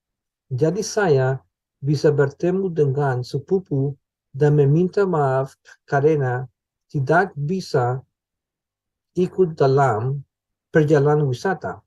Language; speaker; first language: Indonesian; non-native, learner; English